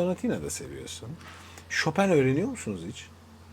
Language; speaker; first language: Turkish; native; Turkish